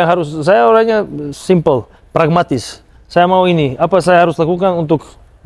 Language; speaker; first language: Indonesian; non-native, fluent; Serbian